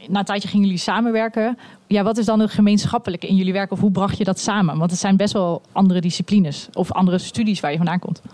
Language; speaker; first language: Dutch; native; Dutch